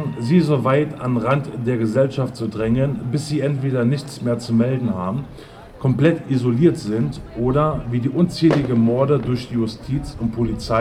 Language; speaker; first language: German; native; German